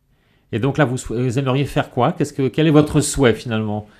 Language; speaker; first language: French; native; French